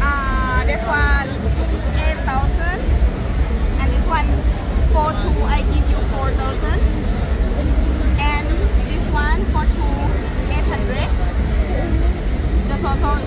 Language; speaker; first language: English; non-native, learner; Thai